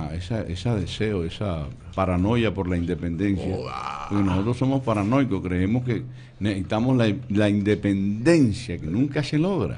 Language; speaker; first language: Spanish; native; Spanish